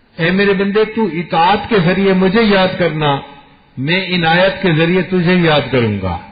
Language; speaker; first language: Urdu; non-native, local second language; Punjabi